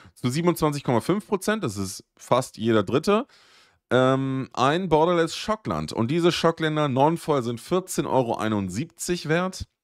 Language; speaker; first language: German; native; German